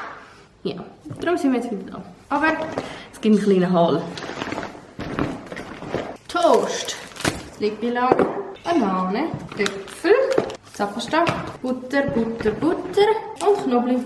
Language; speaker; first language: German; native; German